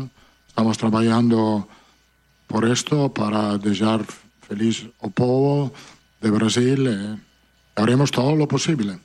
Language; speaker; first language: Spanish; non-native, fluent; Italian